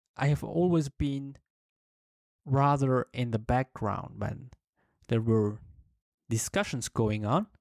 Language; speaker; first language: English; non-native, fluent; Swiss German